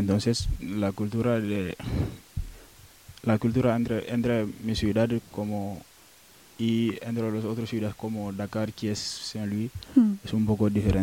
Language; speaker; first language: Spanish; non-native, learner; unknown